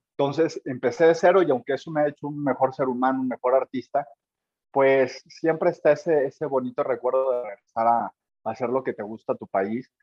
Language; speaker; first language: Spanish; native; Spanish